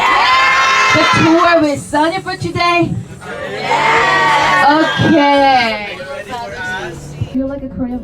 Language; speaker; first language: English; non-native, learner; Korean